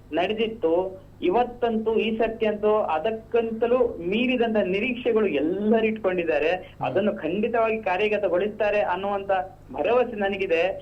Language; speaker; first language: Kannada; non-native, local second language; Konkani